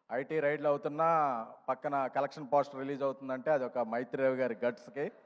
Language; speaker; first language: Telugu; native; Telugu